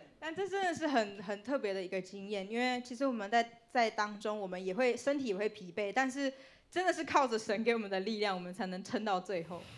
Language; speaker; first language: Chinese; native; Chinese